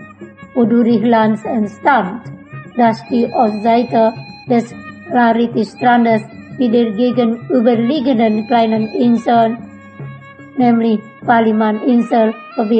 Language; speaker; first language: German; non-native, fluent; Indonesian